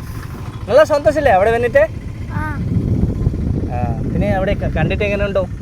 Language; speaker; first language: Malayalam; non-native, learner; Bangla